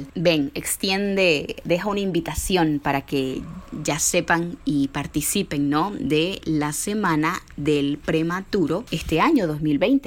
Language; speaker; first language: Spanish; native; Spanish